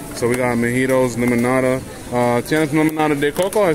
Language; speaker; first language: Spanish; non-native, learner; English